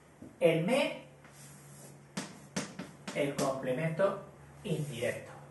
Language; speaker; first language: Spanish; native; Spanish